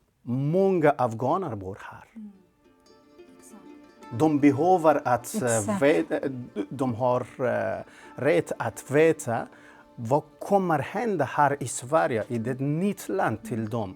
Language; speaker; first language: Swedish; non-native, learner; Persian